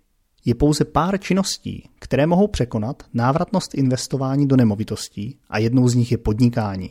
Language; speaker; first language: Czech; native; Czech